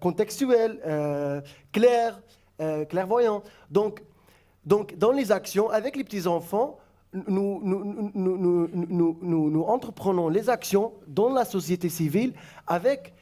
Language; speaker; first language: French; non-native, fluent; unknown